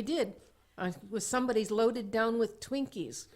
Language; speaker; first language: English; native; English